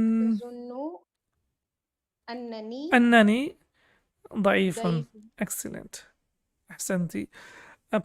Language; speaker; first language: Arabic; non-native, fluent; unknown